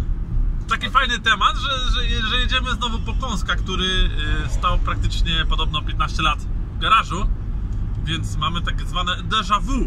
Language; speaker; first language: Polish; native; Polish